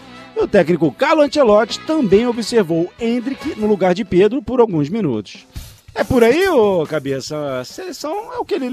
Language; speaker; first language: Portuguese; native; Portuguese